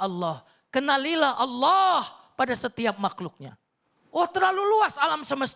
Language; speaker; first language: Indonesian; native; Indonesian